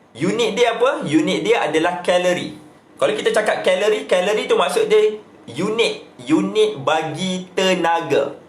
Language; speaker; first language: Malay; native; Malay